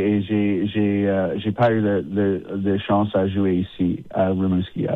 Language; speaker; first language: French; non-native, fluent; English